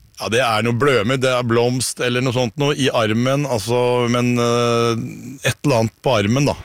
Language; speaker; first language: Norwegian; native; Norwegian